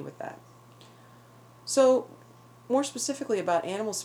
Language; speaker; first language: English; native; English